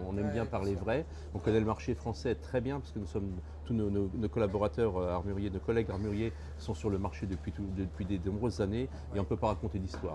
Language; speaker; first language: French; native; French